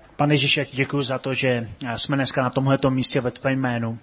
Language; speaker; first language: Czech; native; Czech